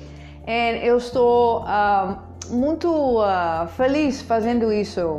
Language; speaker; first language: Portuguese; non-native, fluent; Dutch